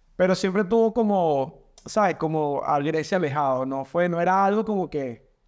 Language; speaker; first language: Spanish; native; Spanish